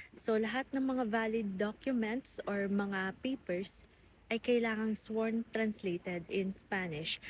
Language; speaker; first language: Filipino; native; Filipino